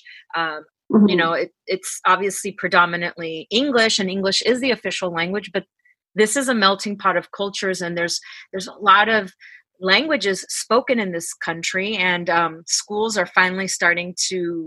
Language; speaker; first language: English; native; English